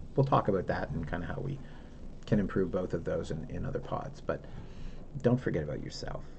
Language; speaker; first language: English; native; English